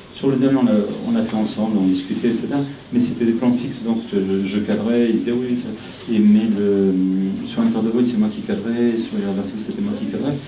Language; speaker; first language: French; non-native, fluent; Spanish